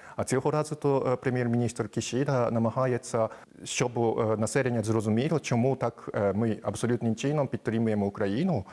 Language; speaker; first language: Ukrainian; non-native, fluent; Japanese